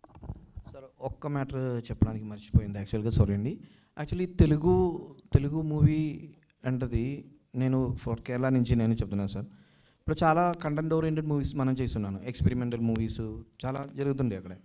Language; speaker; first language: Telugu; non-native, local second language; Malayalam